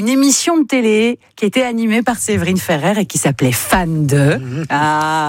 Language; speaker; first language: French; native; French